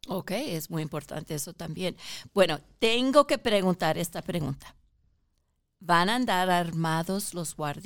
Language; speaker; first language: Spanish; early bilingual, heritage; Spanish